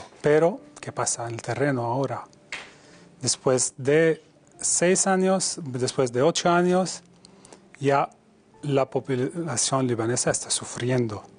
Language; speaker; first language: Spanish; non-native, fluent; Arabic